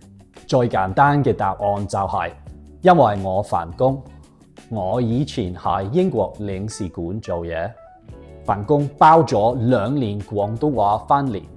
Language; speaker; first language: Cantonese; non-native, fluent; English